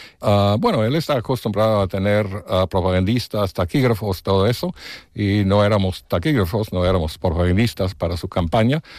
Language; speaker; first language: Spanish; non-native, fluent; English